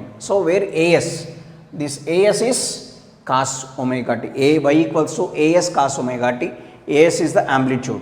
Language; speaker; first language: English; non-native, local second language; Telugu